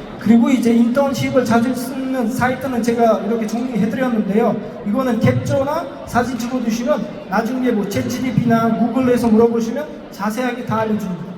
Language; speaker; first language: Korean; non-native, fluent; Uzbek